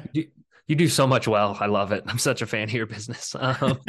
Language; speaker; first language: English; early bilingual, other home language; Filipino